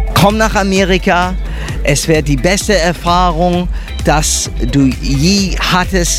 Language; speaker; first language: German; early bilingual, heritage; English